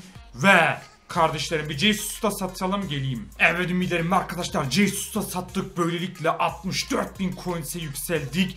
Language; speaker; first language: Turkish; native; Turkish